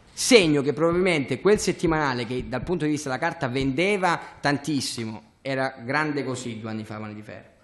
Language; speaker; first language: Italian; native; Italian